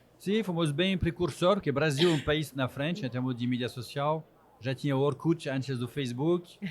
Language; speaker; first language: Portuguese; non-native, fluent; French